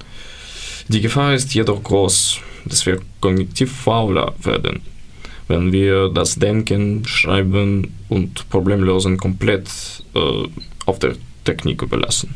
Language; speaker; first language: German; non-native, fluent; Ukrainian